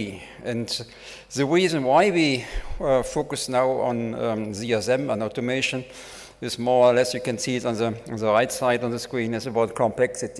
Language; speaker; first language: English; non-native, fluent; German